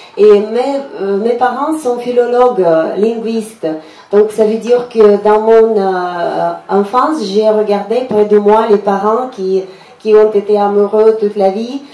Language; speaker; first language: French; non-native, fluent; Russian